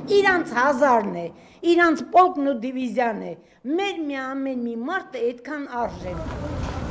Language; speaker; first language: Armenian; native; Armenian